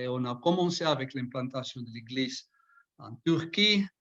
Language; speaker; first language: French; non-native, learner; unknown